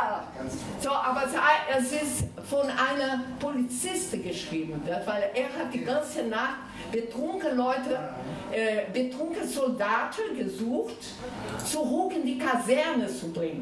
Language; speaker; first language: German; non-native, fluent; Portuguese